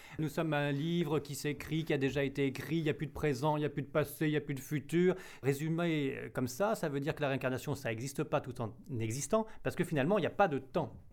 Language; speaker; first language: French; native; French